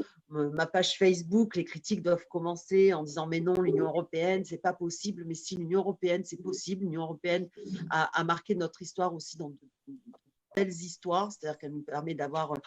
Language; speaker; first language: French; native; French